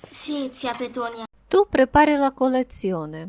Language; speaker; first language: Italian; non-native, fluent; Ukrainian